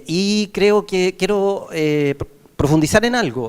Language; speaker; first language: Spanish; native; Spanish